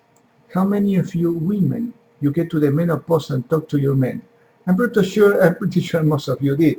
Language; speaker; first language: English; non-native, fluent; Spanish